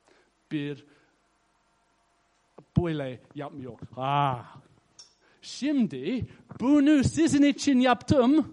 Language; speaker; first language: Turkish; non-native, fluent; English